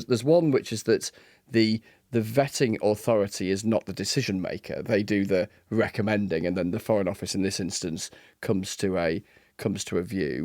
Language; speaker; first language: English; native; English